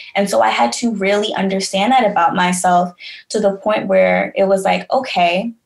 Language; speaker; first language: English; native; English